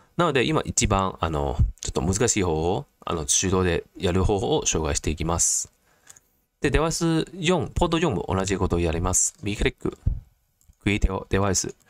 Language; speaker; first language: Japanese; non-native, fluent; Cantonese